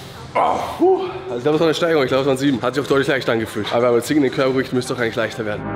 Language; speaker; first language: German; native; German